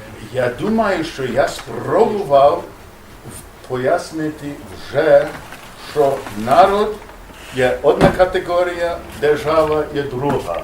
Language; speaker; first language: Ukrainian; non-native, learner; English